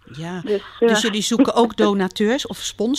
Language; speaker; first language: Dutch; native; Dutch